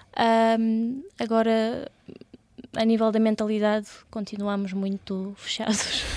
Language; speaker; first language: Portuguese; early bilingual, other home language; Russian